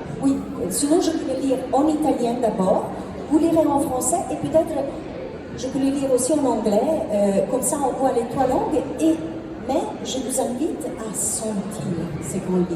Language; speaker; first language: French; non-native, fluent; Italian